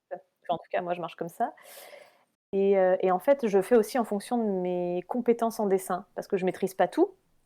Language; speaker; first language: French; native; French